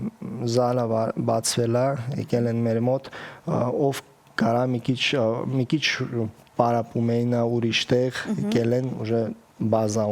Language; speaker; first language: Armenian; early bilingual, heritage; Russian